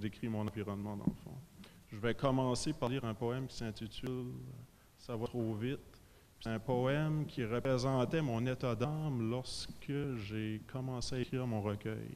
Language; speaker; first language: French; native; French